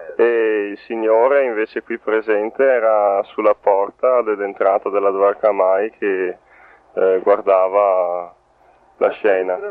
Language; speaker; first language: Italian; native; Italian